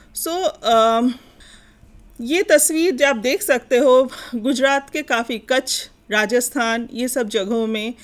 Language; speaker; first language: Hindi; non-native, local second language; Bangla